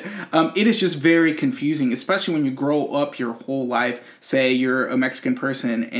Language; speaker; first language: English; native; English